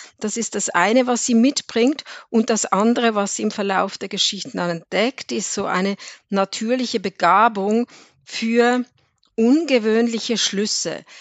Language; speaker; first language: German; native; German